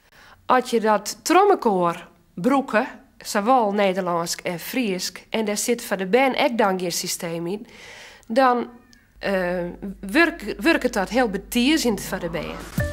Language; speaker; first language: Dutch; non-native, local second language; Western Frisian